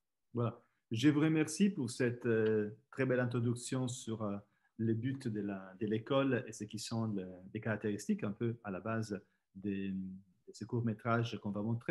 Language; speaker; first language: French; non-native, fluent; Italian